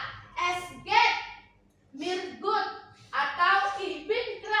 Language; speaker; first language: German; non-native, learner; Indonesian